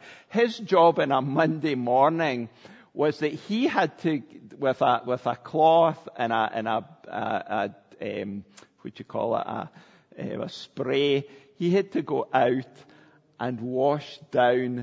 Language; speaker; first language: English; native; English